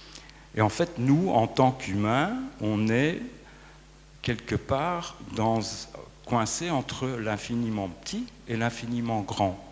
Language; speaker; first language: French; native; French